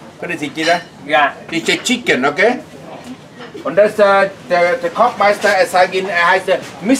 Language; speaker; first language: German; non-native, learner; Vietnamese